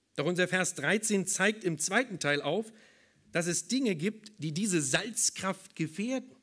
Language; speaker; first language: German; native; German